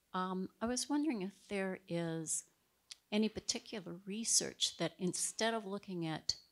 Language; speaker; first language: English; native; English